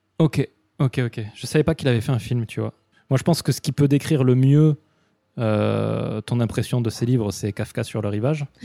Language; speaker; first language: French; native; French